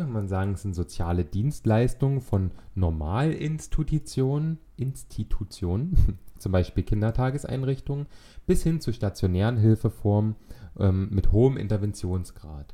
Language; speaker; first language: German; native; German